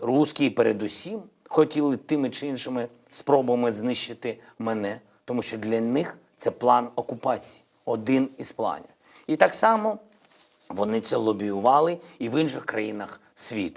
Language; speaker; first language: Ukrainian; non-native, local second language; Russian